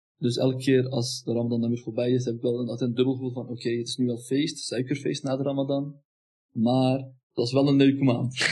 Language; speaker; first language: Dutch; early bilingual, other home language; Turkish